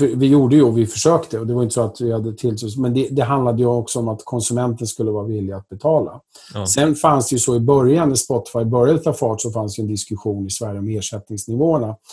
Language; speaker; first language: Swedish; native; Swedish